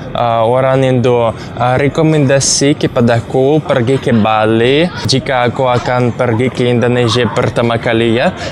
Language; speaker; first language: Indonesian; non-native, learner; Russian